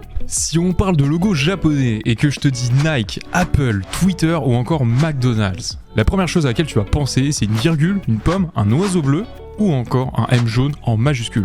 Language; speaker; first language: French; native; French